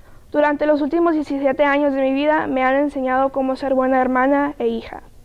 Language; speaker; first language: Spanish; early bilingual, heritage; Spanish